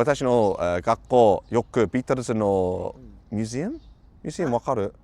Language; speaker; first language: Japanese; non-native, learner; English